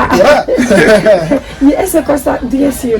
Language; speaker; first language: Spanish; non-native, learner; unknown